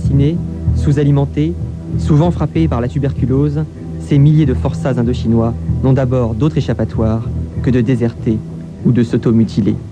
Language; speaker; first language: French; native; French